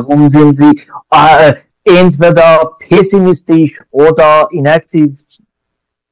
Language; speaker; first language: German; non-native, learner; Persian